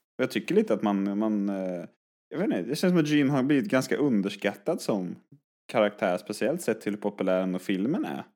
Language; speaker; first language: Swedish; native; Swedish